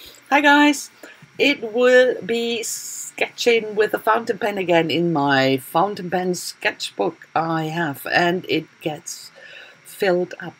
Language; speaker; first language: English; non-native, fluent; German